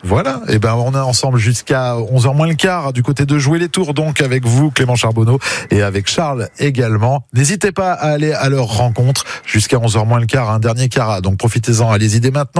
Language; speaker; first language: French; native; French